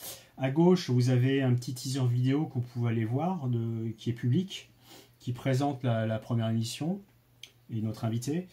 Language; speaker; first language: French; native; French